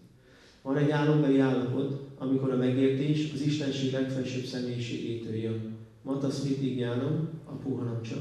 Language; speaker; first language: Hungarian; native; Hungarian